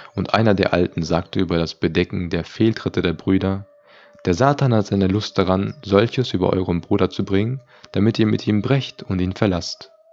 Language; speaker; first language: German; early bilingual, other home language; Turkish